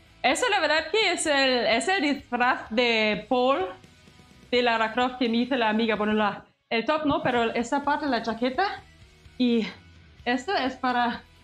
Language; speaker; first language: Spanish; non-native, fluent; German